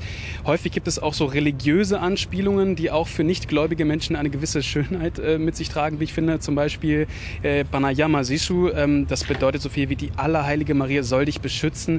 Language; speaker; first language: German; native; German